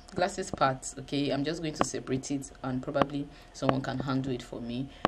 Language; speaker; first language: English; non-native, local second language; Yoruba